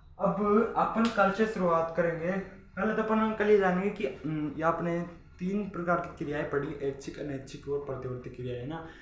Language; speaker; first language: Hindi; native; Hindi